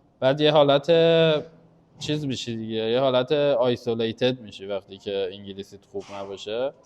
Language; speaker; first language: Persian; native; Persian